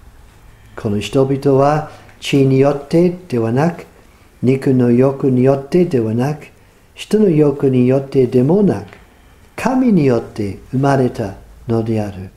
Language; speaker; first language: Japanese; non-native, fluent; English